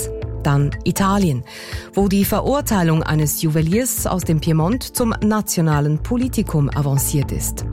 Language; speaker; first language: German; native; German